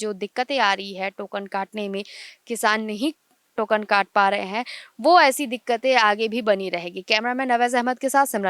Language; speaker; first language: Hindi; native; Hindi